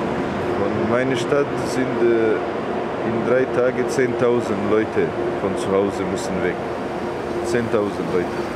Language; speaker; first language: German; non-native, learner; Bosnian